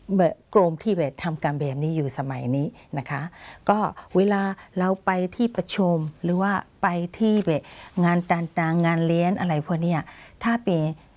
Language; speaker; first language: Thai; non-native, fluent; Burmese